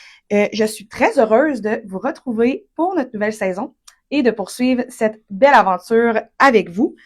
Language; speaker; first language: French; native; French